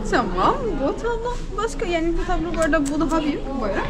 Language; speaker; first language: Turkish; non-native, learner; Arabic